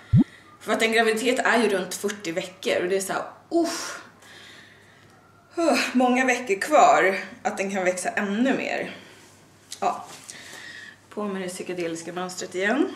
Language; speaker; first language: Swedish; native; Swedish